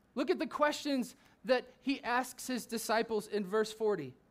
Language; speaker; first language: English; native; English